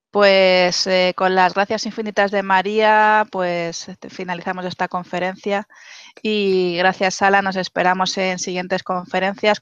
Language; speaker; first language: Spanish; native; Spanish